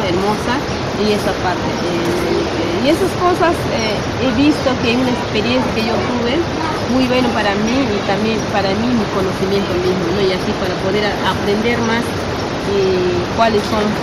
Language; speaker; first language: Spanish; non-native, local second language; Shipibo-Conibo